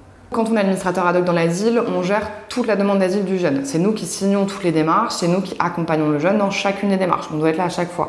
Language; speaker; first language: French; native; French